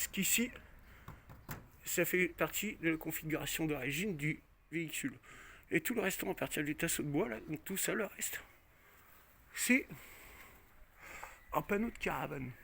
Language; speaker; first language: French; native; French